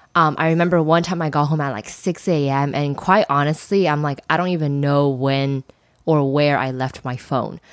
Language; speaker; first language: English; non-native, fluent; Chinese